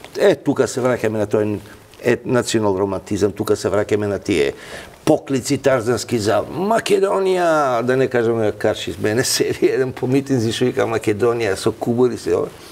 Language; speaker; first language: Macedonian; non-native, local second language; Albanian